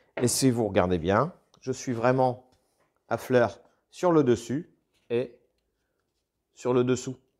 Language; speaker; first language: French; native; French